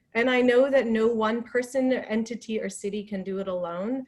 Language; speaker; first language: English; non-native, fluent; Persian